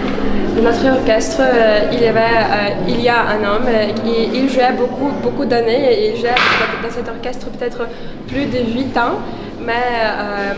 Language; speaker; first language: French; non-native, fluent; Ukrainian